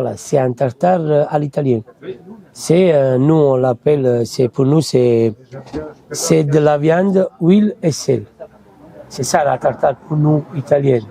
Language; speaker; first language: French; non-native, fluent; Italian